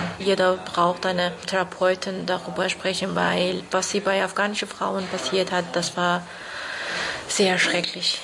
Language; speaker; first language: German; non-native, learner; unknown